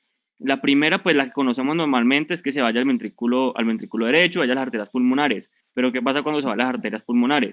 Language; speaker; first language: Spanish; native; Spanish